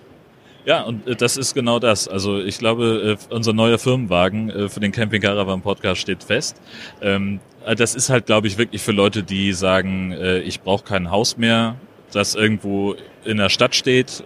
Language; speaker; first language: German; native; German